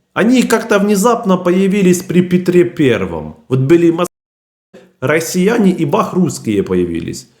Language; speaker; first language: Russian; native; Russian